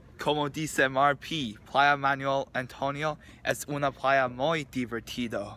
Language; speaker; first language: Spanish; non-native, learner; English